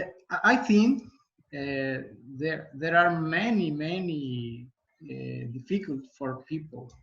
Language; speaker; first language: English; non-native, learner; Spanish